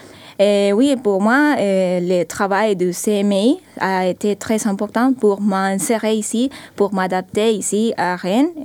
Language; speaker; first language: French; non-native, fluent; Spanish